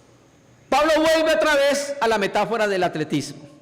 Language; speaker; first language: Spanish; native; Spanish